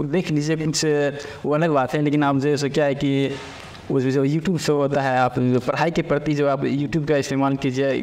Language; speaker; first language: Hindi; native; Hindi